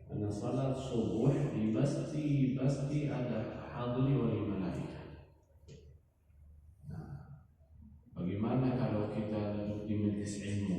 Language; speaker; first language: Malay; non-native, learner; Arabic